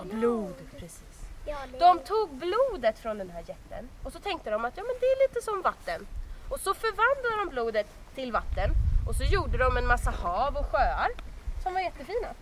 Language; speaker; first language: Swedish; native; Swedish